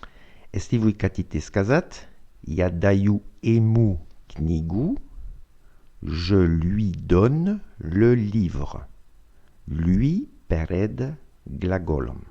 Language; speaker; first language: Russian; non-native, fluent; French